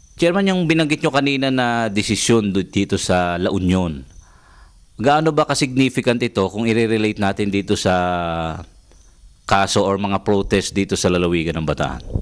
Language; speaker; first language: Filipino; native; Filipino